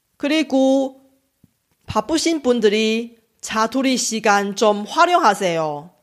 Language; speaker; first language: Korean; non-native, local second language; Chinese